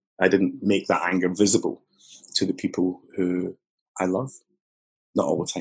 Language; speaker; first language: English; native; English